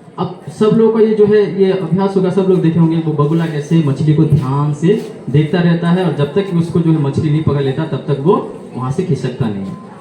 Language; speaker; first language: Hindi; non-native, local second language; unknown